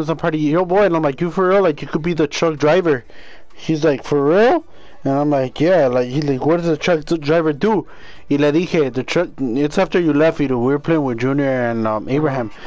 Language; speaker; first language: English; early bilingual, other home language; Spanish